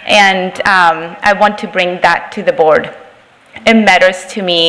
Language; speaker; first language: English; non-native, fluent; Spanish